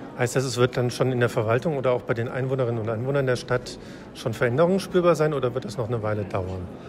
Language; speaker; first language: German; native; German